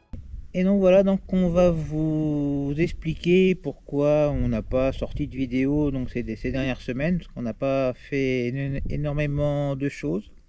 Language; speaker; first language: French; native; French